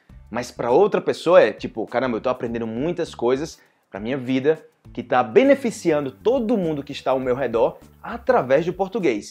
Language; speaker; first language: Portuguese; native; Portuguese